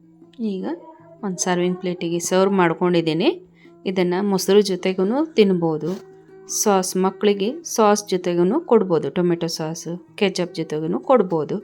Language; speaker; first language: Kannada; native; Kannada